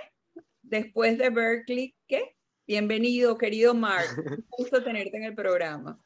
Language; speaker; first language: Spanish; native; Spanish